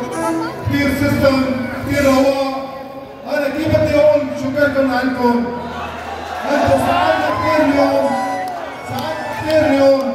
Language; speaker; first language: Arabic; non-native, learner; Bangla